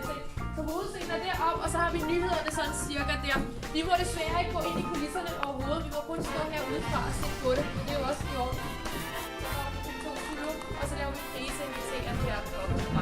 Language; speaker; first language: Danish; native; Danish